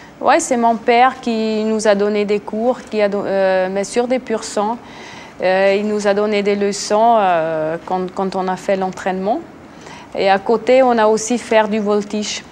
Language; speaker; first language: French; non-native, local second language; Swiss German